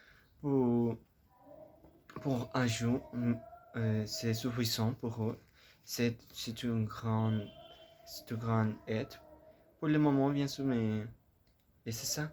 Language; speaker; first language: French; non-native, learner; Spanish